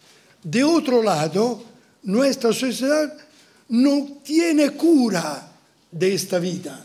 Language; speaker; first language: Spanish; non-native, fluent; Italian